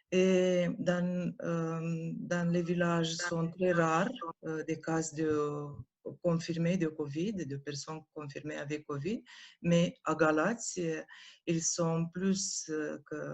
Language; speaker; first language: French; non-native, learner; Romanian